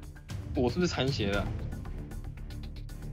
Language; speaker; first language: Chinese; native; Chinese